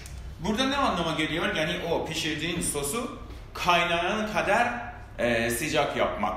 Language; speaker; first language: Turkish; non-native, fluent; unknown